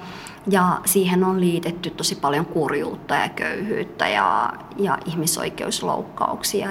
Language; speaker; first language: Finnish; early bilingual, other home language; Somali